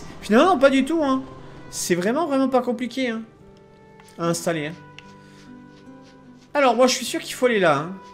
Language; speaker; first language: French; native; French